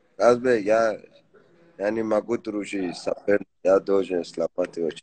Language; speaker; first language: Russian; non-native, learner; Persian